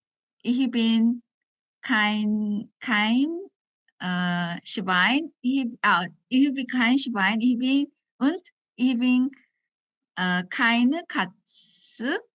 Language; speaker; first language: German; non-native, learner; Korean